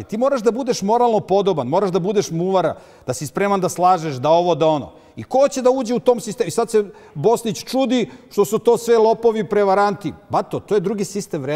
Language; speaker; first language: Serbian; native; Serbian